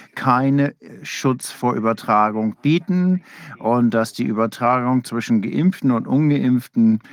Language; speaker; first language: German; non-native, fluent; English